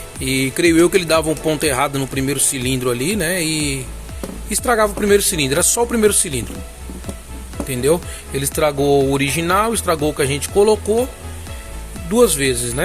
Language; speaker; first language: Portuguese; native; Portuguese